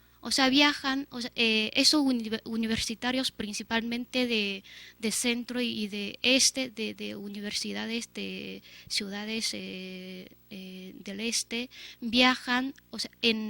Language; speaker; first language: Spanish; non-native, fluent; Chinese